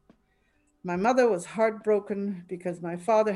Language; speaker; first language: English; non-native, fluent; German